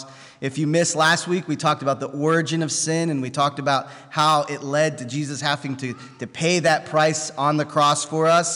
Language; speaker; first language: English; native; English